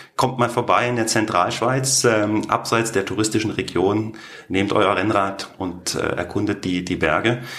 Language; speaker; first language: German; native; German